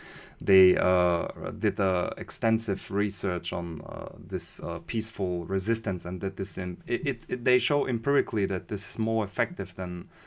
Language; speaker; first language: English; non-native, fluent; German